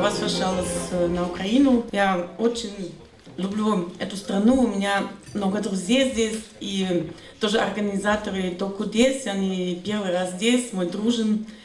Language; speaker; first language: Russian; non-native, fluent; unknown